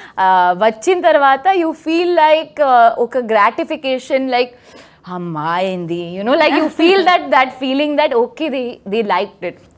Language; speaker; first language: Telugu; non-native, learner; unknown